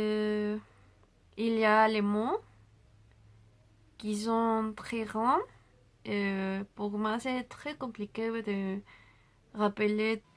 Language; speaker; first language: French; non-native, learner; Spanish